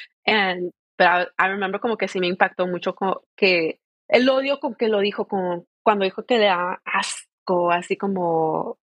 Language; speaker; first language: Spanish; early bilingual, heritage; Spanish